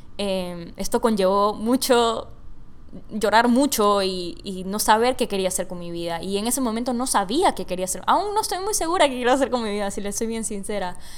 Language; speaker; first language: Spanish; native; Spanish